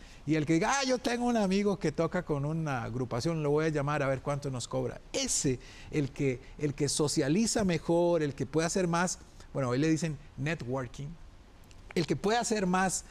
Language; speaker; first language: Spanish; native; Spanish